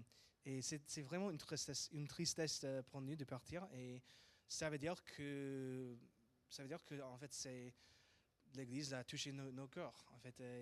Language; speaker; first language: French; non-native, fluent; English